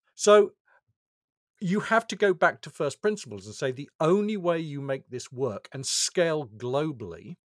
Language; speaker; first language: English; native; English